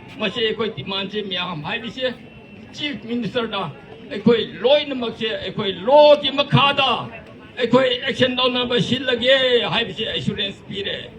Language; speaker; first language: Manipuri; non-native, local second language; Tangkhul Naga (India)